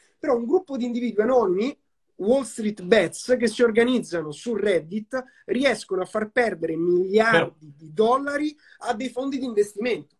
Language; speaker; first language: Italian; native; Italian